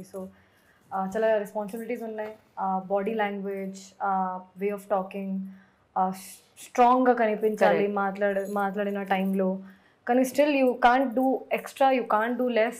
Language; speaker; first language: Telugu; non-native, learner; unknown